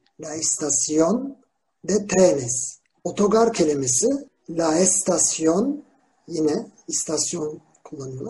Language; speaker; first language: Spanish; non-native, fluent; Turkish